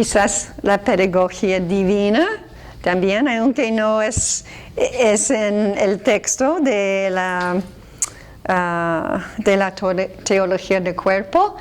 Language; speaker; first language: Spanish; non-native, fluent; English